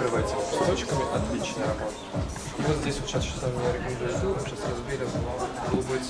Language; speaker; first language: Russian; native; Russian